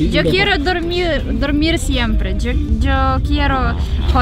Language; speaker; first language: Spanish; non-native, learner; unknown